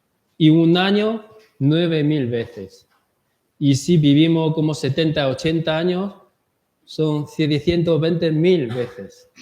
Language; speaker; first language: Spanish; non-native, learner; Korean